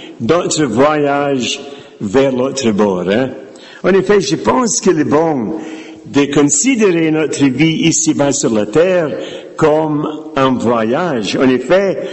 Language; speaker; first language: French; non-native, fluent; English